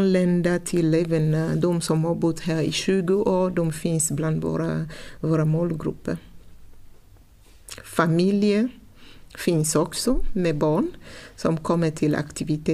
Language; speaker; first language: Swedish; non-native, fluent; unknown